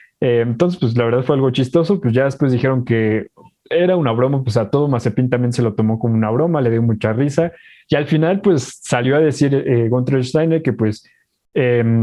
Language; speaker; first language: Spanish; native; Spanish